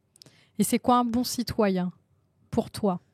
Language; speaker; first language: French; native; French